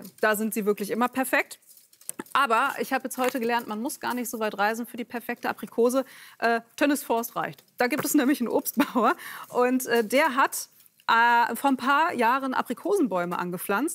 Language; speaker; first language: German; native; German